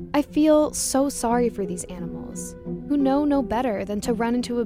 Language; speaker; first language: English; native; English